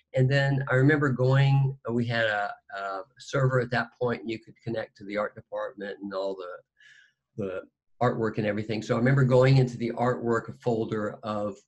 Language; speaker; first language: English; native; English